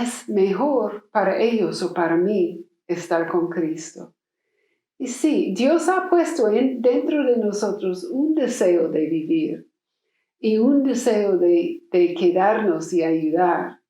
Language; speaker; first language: Spanish; non-native, fluent; English